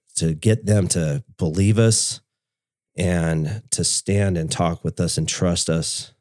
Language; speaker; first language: English; native; English